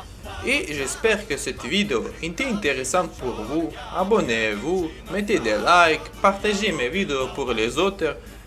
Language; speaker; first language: French; non-native, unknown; Ukrainian